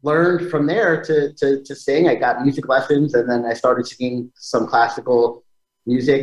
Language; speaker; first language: English; native; English